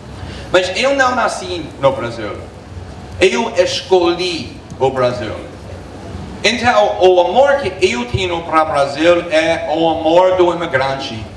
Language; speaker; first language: Portuguese; non-native, fluent; English